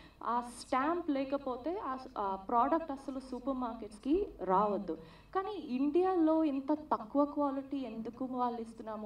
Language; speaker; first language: Telugu; non-native, learner; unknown